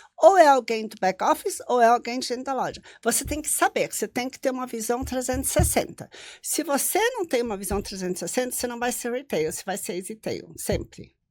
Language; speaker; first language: Portuguese; non-native, local second language; German